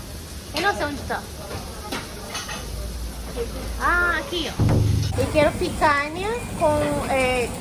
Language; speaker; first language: Portuguese; non-native, learner; Japanese